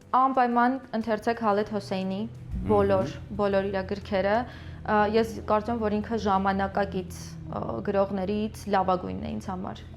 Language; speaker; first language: Armenian; early bilingual, other home language; Russian